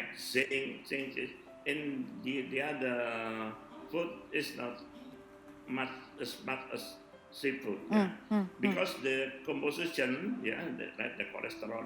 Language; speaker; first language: English; non-native, learner; Indonesian